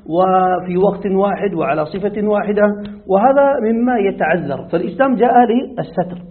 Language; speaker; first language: Arabic; native; Arabic